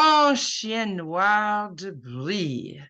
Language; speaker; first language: French; non-native, fluent; English